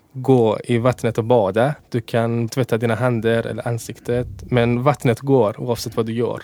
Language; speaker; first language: Swedish; non-native, fluent; Persian